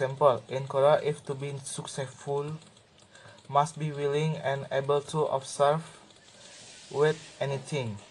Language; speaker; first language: English; non-native, learner; Indonesian